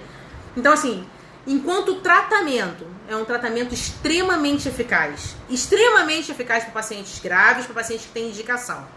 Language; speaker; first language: Portuguese; native; Portuguese